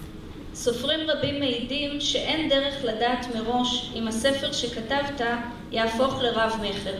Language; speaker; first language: Hebrew; native; Hebrew